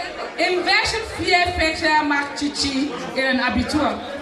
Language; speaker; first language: German; non-native, fluent; Igbo